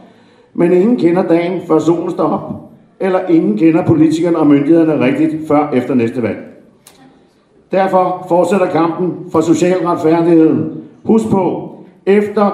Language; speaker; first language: Danish; native; Danish